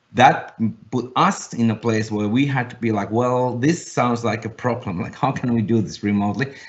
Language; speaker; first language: English; non-native, fluent; Finnish